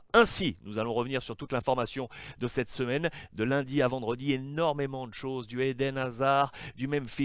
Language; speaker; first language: French; native; French